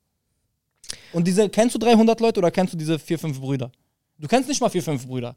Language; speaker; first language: German; early bilingual, other home language; Arabic